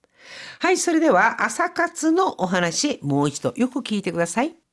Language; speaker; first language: Japanese; non-native, fluent; Korean